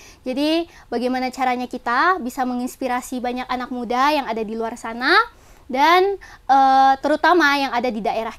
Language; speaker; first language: Indonesian; native; Indonesian